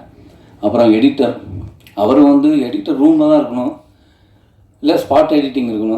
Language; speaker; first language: Tamil; native; Tamil